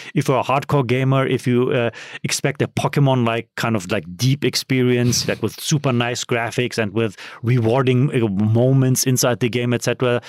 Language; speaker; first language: English; non-native, fluent; German